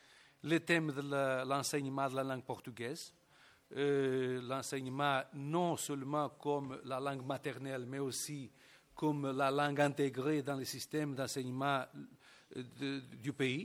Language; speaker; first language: French; non-native, fluent; Portuguese